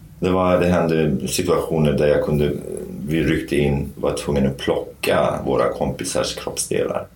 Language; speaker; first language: Swedish; non-native, fluent; Kurdish